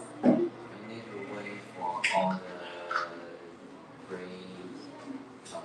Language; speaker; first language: English; non-native, learner; Chinese